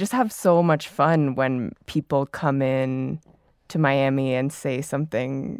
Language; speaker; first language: English; native; English